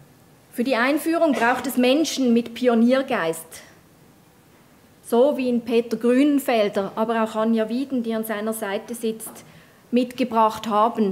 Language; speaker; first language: German; native; German